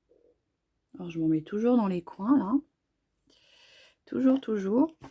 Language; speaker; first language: French; native; French